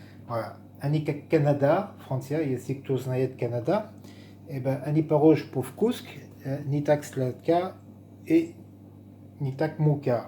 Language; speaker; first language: Russian; non-native, learner; French